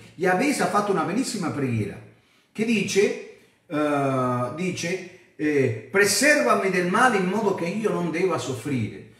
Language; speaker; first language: Italian; non-native, fluent; Spanish